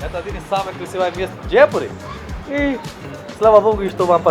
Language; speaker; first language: Russian; non-native, learner; Hindi